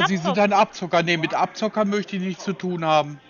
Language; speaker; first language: German; native; German